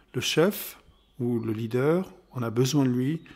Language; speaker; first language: French; non-native, fluent; German